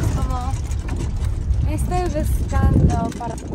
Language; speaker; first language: Spanish; non-native, learner; Japanese